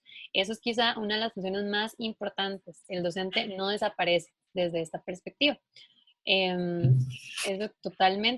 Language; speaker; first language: Spanish; native; Spanish